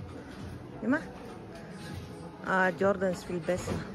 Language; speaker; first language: German; non-native, learner; Filipino